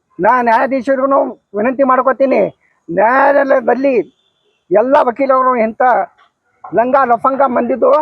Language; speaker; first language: Kannada; non-native, local second language; Lambadi